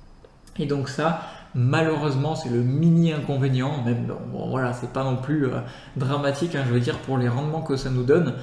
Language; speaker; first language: French; native; French